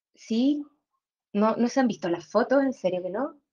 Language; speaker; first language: Spanish; native; Spanish